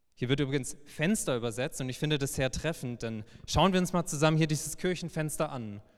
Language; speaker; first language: German; native; German